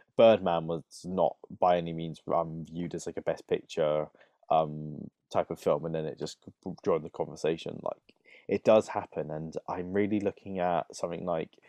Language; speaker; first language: English; native; English